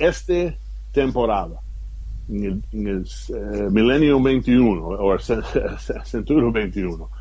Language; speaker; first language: Spanish; non-native, fluent; English